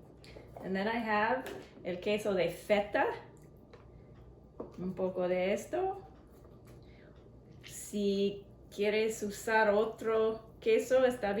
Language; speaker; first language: Spanish; non-native, learner; English